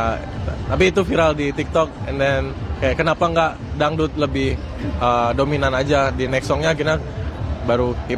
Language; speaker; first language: Indonesian; native; Indonesian